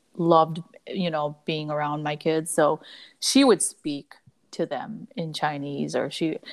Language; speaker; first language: English; early bilingual, other home language; Cantonese